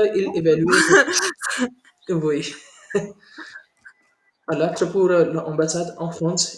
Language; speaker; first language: French; non-native, learner; Hindi